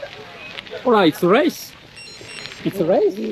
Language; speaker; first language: English; non-native, learner; French